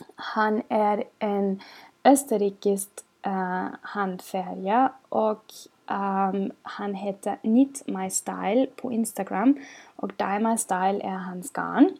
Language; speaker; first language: Swedish; non-native, fluent; German